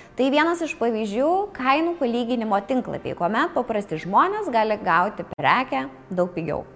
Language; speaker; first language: Lithuanian; native; Lithuanian